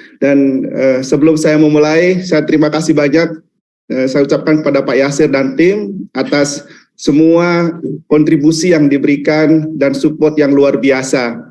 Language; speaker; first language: Indonesian; native; Indonesian